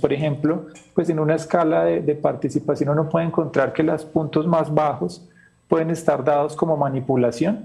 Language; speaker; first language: Spanish; native; Spanish